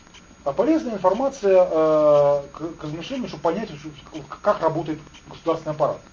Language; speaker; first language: Russian; native; Russian